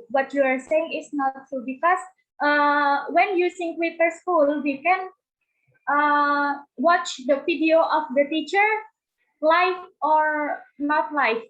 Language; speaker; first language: English; non-native, learner; Indonesian